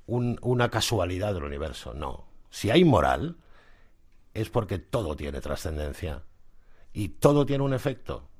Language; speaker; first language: Spanish; native; Spanish